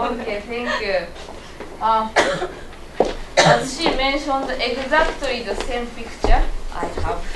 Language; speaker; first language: English; non-native, learner; Japanese